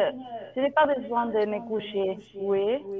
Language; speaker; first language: French; non-native, learner; Spanish